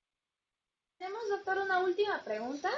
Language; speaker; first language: Spanish; native; Spanish